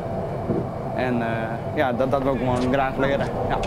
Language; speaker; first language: Dutch; non-native, local second language; Western Frisian